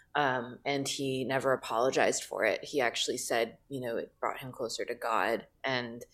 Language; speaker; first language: English; native; English